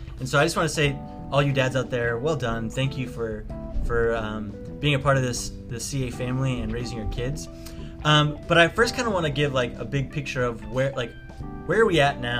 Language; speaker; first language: English; native; English